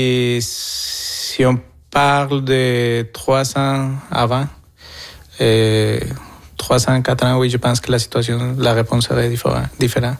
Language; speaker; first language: French; non-native, fluent; Spanish